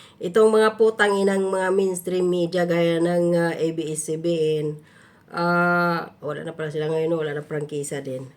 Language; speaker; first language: Filipino; non-native, local second language; Cebuano